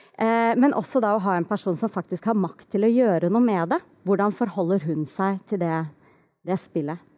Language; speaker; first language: Norwegian; native; Norwegian